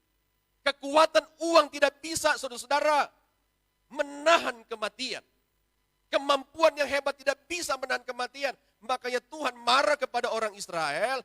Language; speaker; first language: Indonesian; native; Indonesian